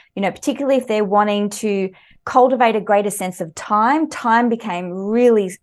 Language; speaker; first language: English; native; English